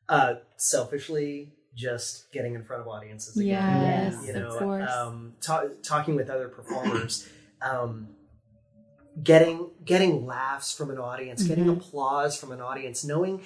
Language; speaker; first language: English; native; English